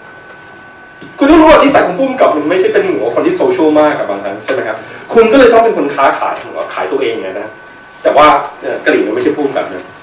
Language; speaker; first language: Thai; early bilingual, heritage; Thai